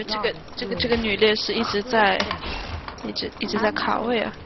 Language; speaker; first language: Chinese; native; Chinese